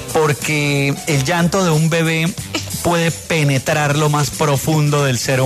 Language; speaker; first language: Spanish; native; Spanish